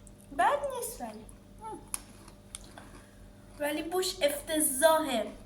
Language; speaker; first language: Persian; native; Persian